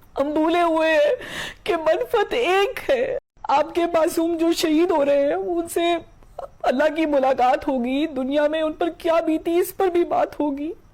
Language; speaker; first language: Urdu; native; Urdu